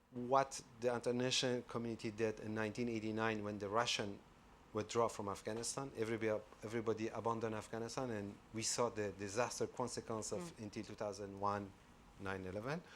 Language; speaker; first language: English; non-native, fluent; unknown